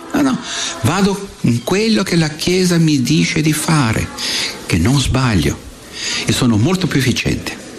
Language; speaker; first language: Italian; non-native, fluent; Portuguese